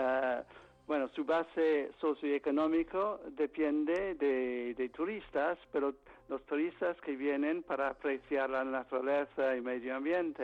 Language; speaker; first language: Spanish; non-native, fluent; English